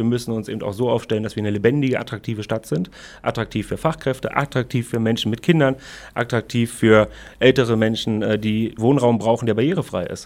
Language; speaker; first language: German; native; German